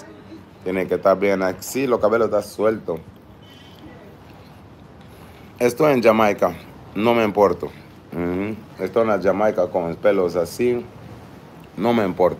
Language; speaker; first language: Spanish; non-native, learner; Portuguese